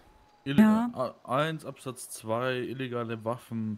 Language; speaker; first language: German; native; German